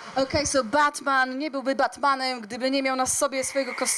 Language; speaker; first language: Polish; native; Polish